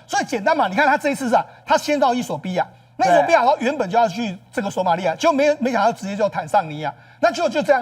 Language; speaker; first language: Chinese; native; Chinese